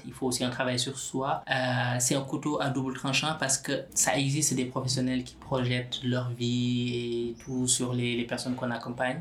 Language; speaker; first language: French; non-native, local second language; Wolof